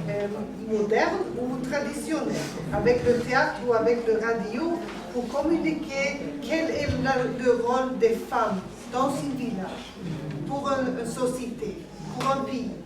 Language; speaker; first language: French; non-native, learner; Swedish